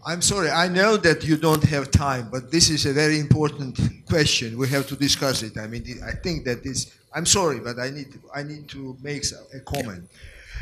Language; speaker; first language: English; non-native, fluent; Russian